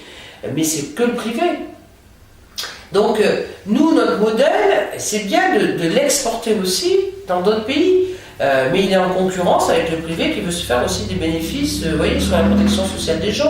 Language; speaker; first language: French; native; French